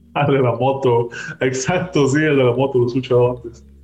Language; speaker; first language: Spanish; native; Spanish